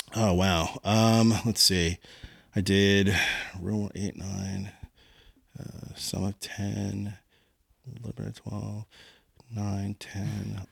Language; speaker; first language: English; native; English